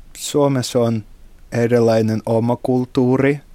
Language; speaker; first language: Finnish; non-native, learner; Russian